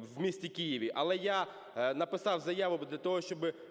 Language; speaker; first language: Ukrainian; native; Ukrainian